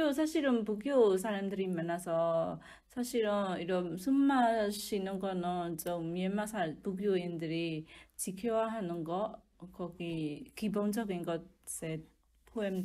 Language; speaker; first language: Korean; non-native, learner; Burmese